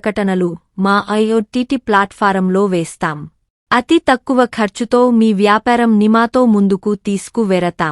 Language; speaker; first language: Telugu; native; Telugu